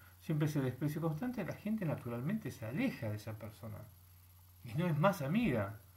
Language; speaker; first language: Spanish; early bilingual, heritage; Spanish